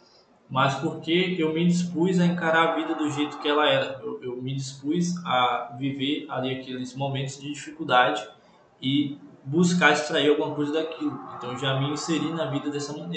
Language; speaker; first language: Portuguese; native; Portuguese